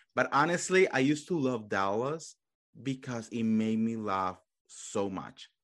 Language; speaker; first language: English; non-native, fluent; Spanish